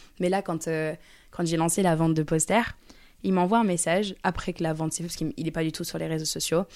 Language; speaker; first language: French; early bilingual, other home language; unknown